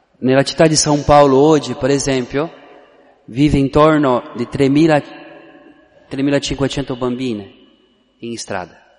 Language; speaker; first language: Italian; non-native, fluent; Portuguese